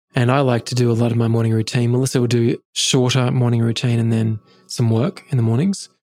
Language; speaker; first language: English; native; English